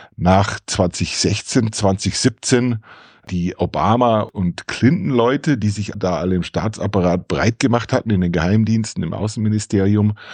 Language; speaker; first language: German; non-native, fluent; English